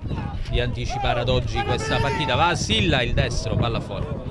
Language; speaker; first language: Italian; native; Italian